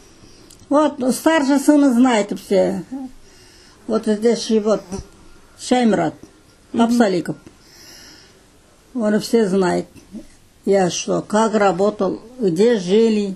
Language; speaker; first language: Russian; non-native, local second language; Kazakh